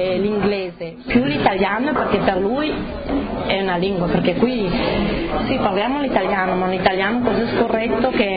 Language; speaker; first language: Italian; native; Italian